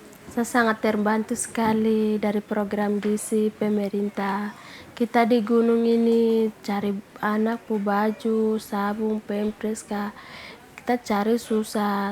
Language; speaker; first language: Indonesian; non-native, local second language; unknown